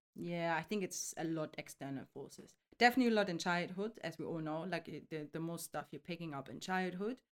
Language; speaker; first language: English; non-native, fluent; German